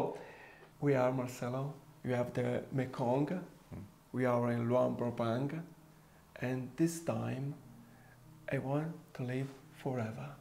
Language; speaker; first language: English; non-native, fluent; Italian